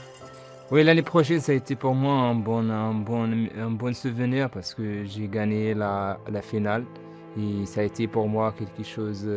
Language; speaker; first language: French; non-native, local second language; Arabic